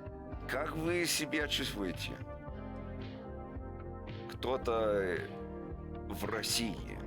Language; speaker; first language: Russian; non-native, learner; English